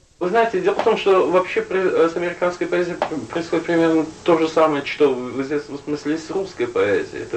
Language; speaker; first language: Russian; native; Russian